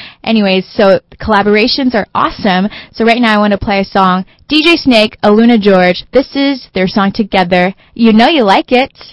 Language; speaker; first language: English; early bilingual, other home language; Chinese